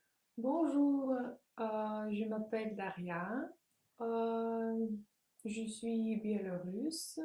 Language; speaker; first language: French; non-native, fluent; Russian